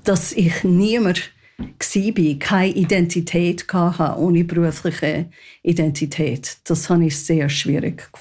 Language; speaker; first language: German; non-native, fluent; English